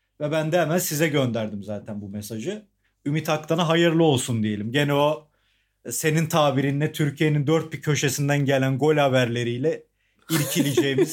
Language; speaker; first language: Turkish; native; Turkish